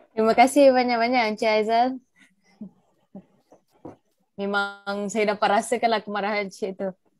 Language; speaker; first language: Malay; native; Malay